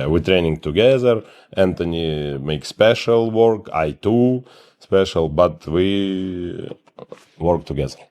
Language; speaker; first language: English; non-native, learner; Ukrainian